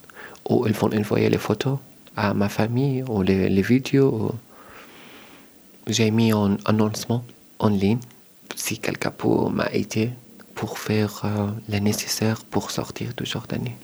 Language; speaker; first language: French; non-native, learner; Arabic